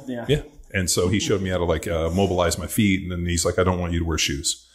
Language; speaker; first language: English; native; English